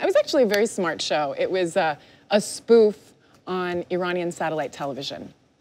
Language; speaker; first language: English; early bilingual, other home language; Persian